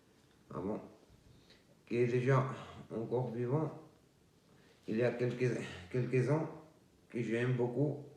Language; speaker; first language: French; non-native, fluent; Georgian